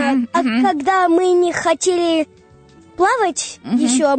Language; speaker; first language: Russian; early bilingual, heritage; Russian